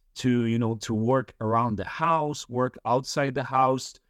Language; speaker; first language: English; early bilingual, other home language; Polish